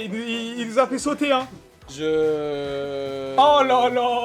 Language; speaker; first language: French; native; French